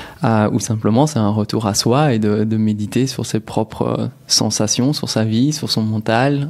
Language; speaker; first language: French; native; French